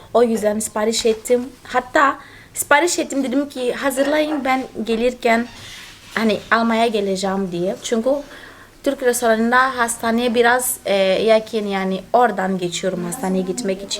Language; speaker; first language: Turkish; non-native, fluent; Portuguese